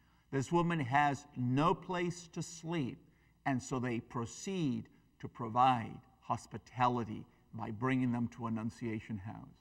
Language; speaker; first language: English; early bilingual, other home language; Spanish